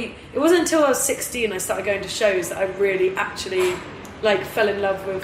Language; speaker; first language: English; native; English